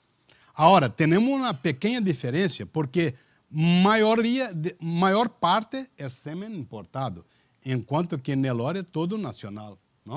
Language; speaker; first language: Spanish; non-native, learner; Portuguese